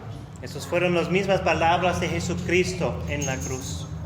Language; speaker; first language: Spanish; non-native, fluent; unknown